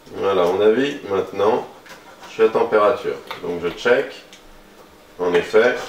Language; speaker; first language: French; native; French